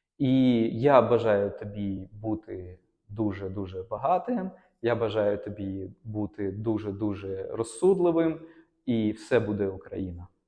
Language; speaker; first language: Ukrainian; non-native, local second language; Russian